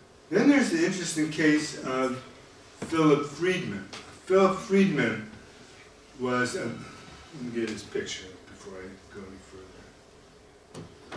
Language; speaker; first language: English; native; English